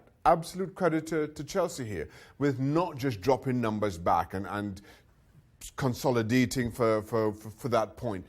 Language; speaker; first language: English; native; English